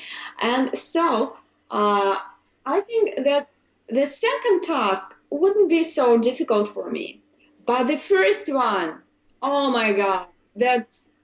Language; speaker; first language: English; non-native, fluent; Russian